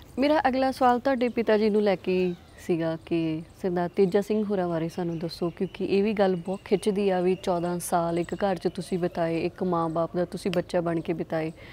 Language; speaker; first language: Punjabi; native; Punjabi